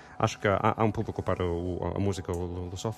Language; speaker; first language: Portuguese; non-native, learner; English